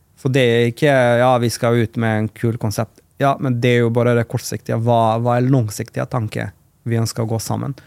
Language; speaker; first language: Norwegian; non-native, fluent; Macedonian